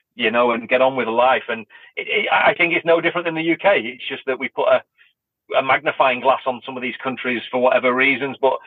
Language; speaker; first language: English; native; English